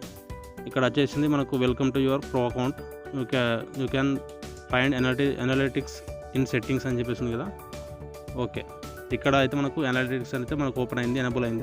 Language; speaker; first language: Telugu; native; Telugu